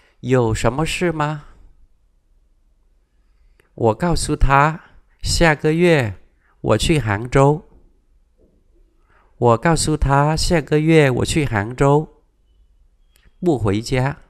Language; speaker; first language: Chinese; non-native, fluent; Vietnamese